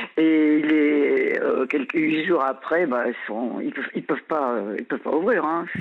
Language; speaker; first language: French; native; French